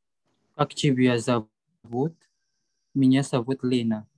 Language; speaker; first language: Russian; non-native, learner; Indonesian